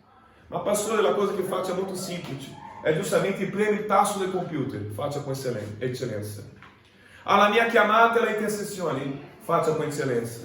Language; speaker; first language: Italian; non-native, fluent; Portuguese